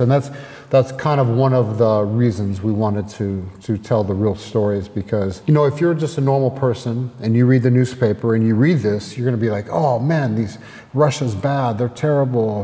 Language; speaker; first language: English; native; English